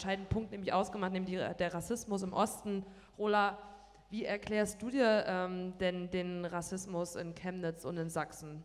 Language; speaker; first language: German; native; German